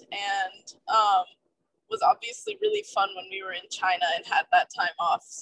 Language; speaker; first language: English; native; English